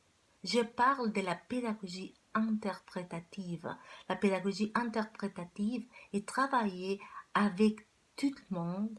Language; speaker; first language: French; non-native, fluent; Spanish